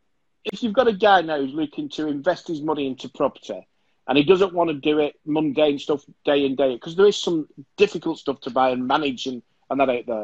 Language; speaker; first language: English; native; English